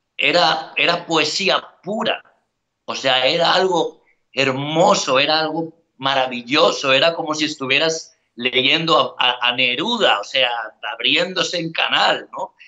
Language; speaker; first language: Spanish; native; Spanish